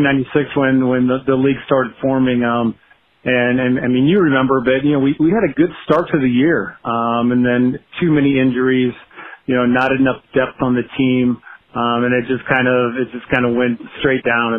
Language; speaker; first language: English; native; English